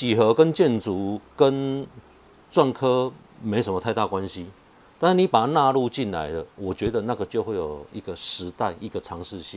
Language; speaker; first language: Chinese; non-native, local second language; Min Nan Chinese